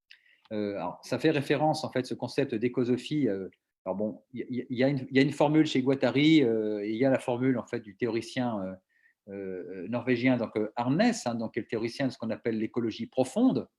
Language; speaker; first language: French; native; French